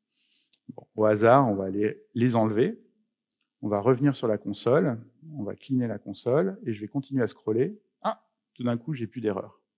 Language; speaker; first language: French; native; French